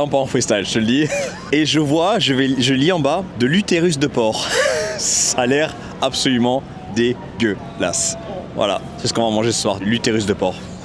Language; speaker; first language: French; native; French